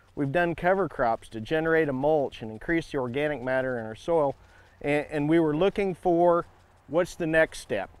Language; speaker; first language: English; native; English